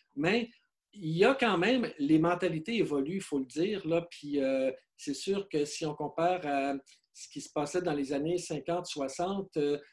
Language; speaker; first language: French; native; French